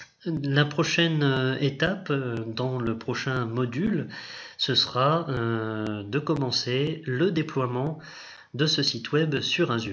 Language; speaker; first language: French; native; French